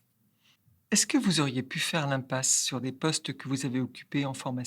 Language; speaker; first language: French; native; French